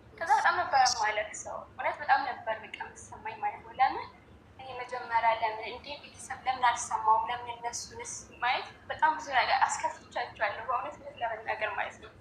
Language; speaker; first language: Amharic; native; Amharic